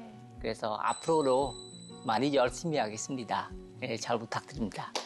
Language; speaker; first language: Korean; non-native, fluent; Khmer